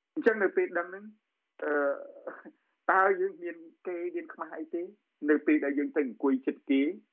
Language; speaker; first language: Khmer; native; Khmer